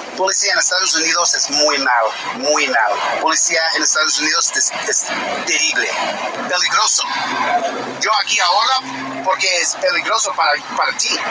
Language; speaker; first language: Spanish; non-native, learner; English